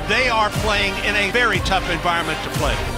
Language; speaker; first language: English; native; English